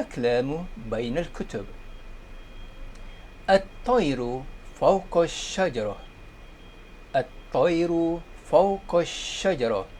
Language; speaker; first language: Arabic; non-native, fluent; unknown